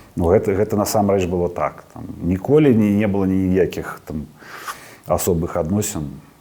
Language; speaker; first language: Belarusian; non-native, local second language; Russian